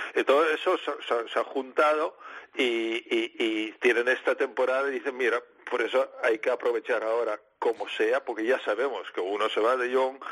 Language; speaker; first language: Spanish; non-native, fluent; Dutch